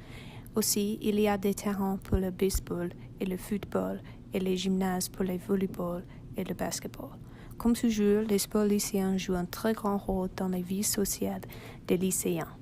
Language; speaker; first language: French; non-native, learner; English